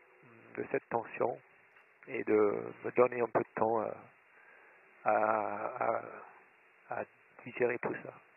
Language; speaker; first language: French; non-native, fluent; German